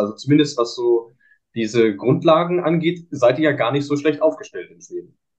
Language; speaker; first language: German; native; German